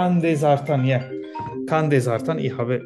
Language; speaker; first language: German; non-native, learner; Turkish